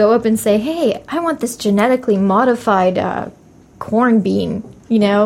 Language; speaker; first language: English; native; English